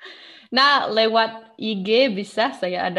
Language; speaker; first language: Indonesian; non-native, fluent; German